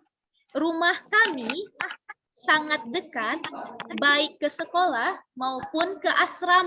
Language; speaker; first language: Indonesian; non-native, fluent; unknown